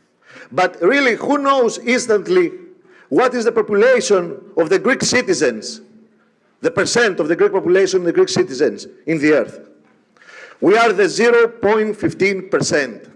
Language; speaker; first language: English; non-native, fluent; Greek